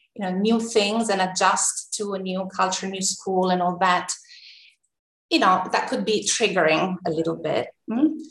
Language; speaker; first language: English; non-native, fluent; Italian